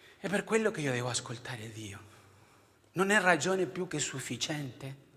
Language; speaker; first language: Italian; non-native, fluent; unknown